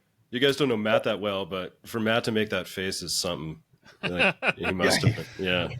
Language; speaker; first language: English; native; English